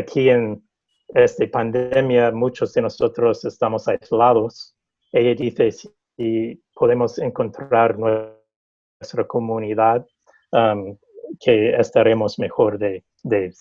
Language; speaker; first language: Spanish; non-native, fluent; English